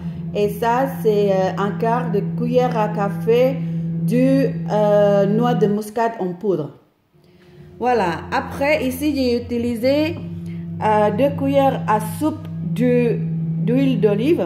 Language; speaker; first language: French; non-native, fluent; Indonesian